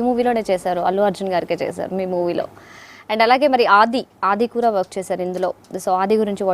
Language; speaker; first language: Telugu; native; Telugu